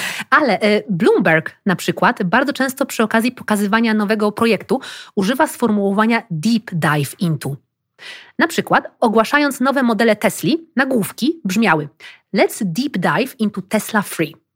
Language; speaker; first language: Polish; early bilingual, heritage; Polish